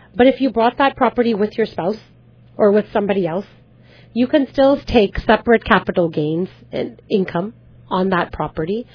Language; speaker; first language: English; early bilingual, other home language; Punjabi